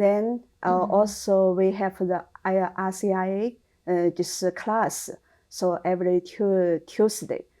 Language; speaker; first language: English; non-native, learner; Chinese